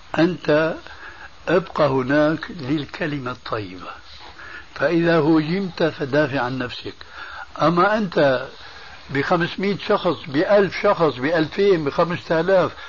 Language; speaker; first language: Arabic; early bilingual, other home language; Albanian